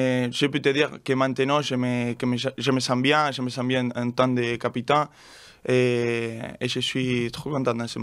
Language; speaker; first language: French; non-native, learner; Spanish